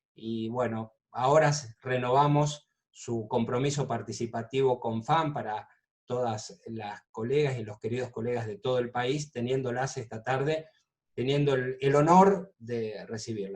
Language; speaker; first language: Spanish; native; Spanish